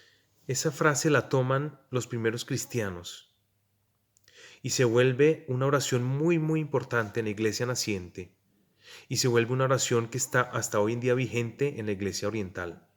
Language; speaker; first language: Spanish; native; Spanish